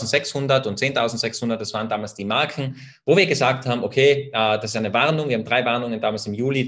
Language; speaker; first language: German; native; German